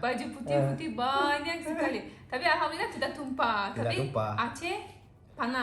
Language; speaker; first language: Indonesian; non-native, learner; Turkish